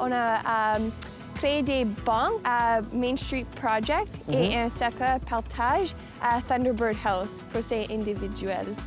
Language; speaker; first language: French; non-native, local second language; English